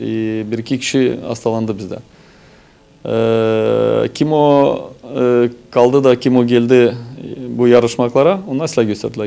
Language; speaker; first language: Turkish; non-native, learner; Gagauz